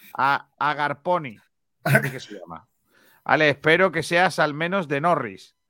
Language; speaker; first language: Spanish; native; Spanish